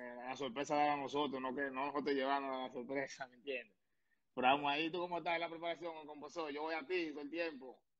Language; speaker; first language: Spanish; native; Spanish